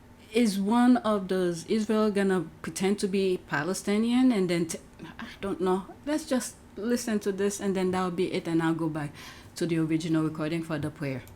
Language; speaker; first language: English; native; English